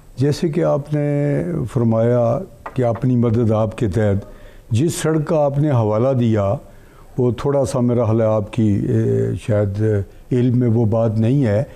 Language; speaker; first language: Urdu; non-native, local second language; Punjabi